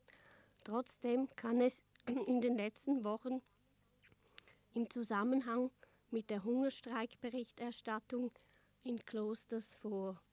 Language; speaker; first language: German; native; German